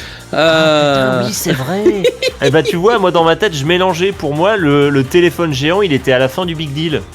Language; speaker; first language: French; native; French